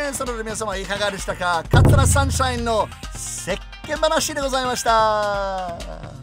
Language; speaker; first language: Japanese; non-native, fluent; English